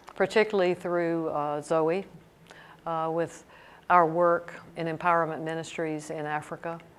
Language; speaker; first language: English; native; English